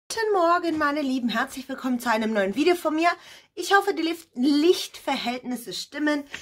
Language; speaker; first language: German; non-native, fluent; Russian